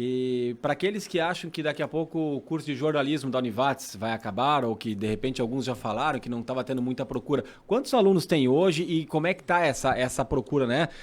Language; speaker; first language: Portuguese; native; Portuguese